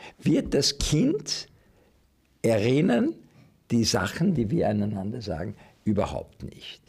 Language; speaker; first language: German; non-native, learner; English